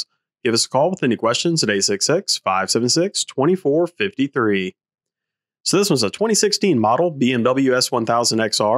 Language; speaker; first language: English; native; English